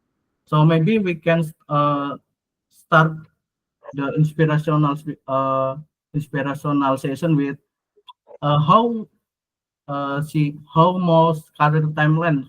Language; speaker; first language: English; non-native, learner; Indonesian